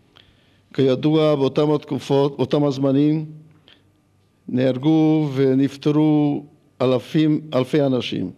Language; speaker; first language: Hebrew; early bilingual, other home language; Hungarian